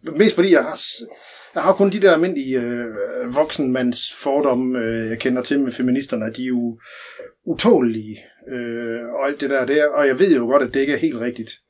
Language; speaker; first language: Danish; native; Danish